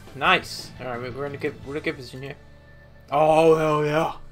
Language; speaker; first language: English; native; English